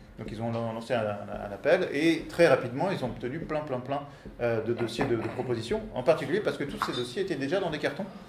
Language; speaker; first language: French; native; French